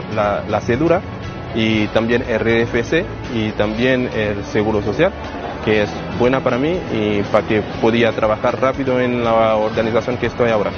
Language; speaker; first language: Spanish; non-native, fluent; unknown